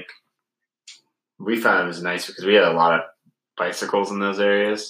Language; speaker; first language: English; native; English